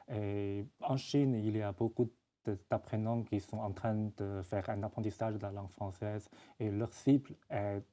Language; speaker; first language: French; non-native, fluent; Chinese